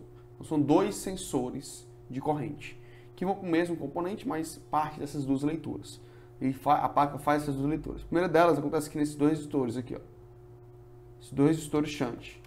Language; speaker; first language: Portuguese; native; Portuguese